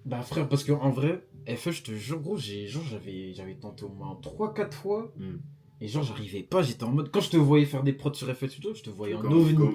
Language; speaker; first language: French; native; French